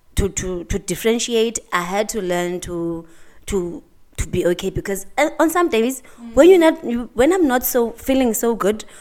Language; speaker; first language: English; non-native, local second language; Xhosa